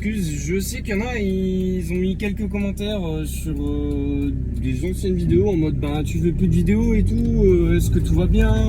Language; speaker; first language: French; native; French